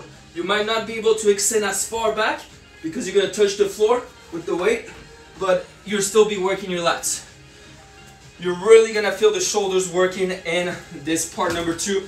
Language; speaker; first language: English; native; English